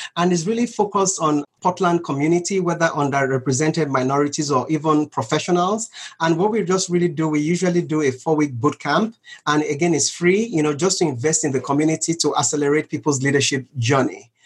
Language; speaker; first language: English; non-native, local second language; Yoruba